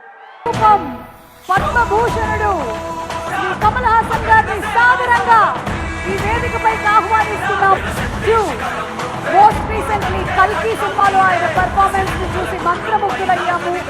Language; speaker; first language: Telugu; native; Telugu